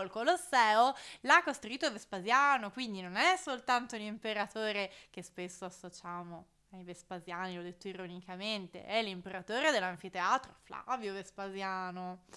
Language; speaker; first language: Italian; native; Italian